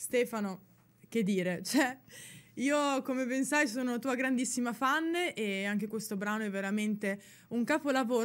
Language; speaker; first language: Italian; native; Italian